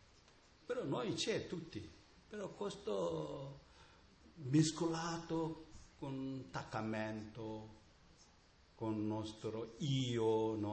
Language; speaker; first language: Italian; non-native, learner; Tibetan